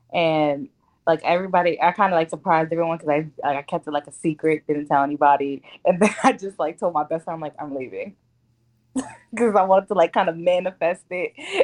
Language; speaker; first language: English; native; English